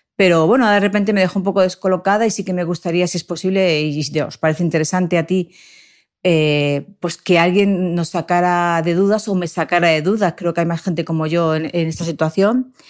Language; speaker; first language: Spanish; native; Spanish